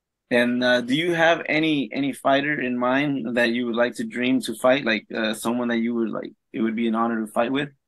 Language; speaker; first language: English; early bilingual, other home language; Spanish